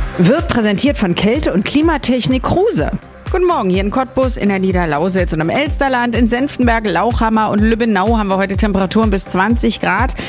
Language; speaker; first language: German; native; German